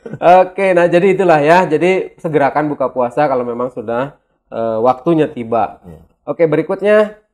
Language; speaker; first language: Indonesian; non-native, local second language; Sundanese